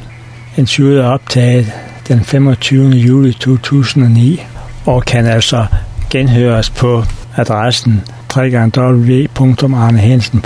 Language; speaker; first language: Danish; native; Danish